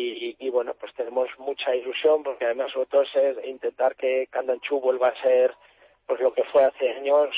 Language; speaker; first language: Spanish; native; Spanish